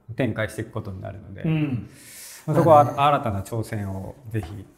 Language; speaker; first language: Japanese; native; Japanese